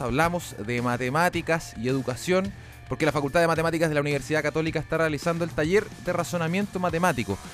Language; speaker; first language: Spanish; native; Spanish